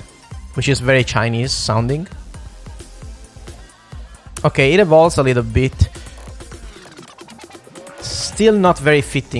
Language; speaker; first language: English; non-native, fluent; Italian